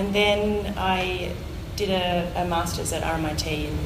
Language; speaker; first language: English; native; English